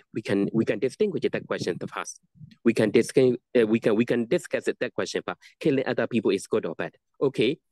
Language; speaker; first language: English; non-native, learner; Burmese